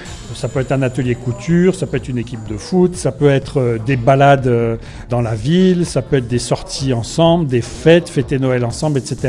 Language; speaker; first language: French; native; French